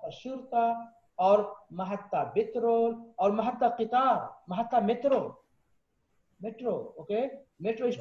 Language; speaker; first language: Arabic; non-native, fluent; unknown